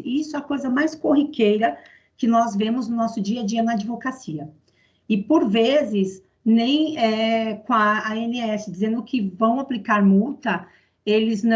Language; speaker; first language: Portuguese; native; Portuguese